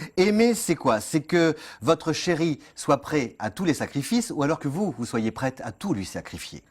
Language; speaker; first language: French; native; French